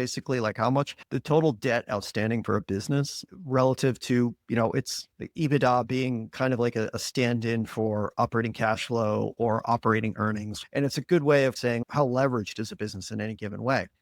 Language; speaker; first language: English; native; English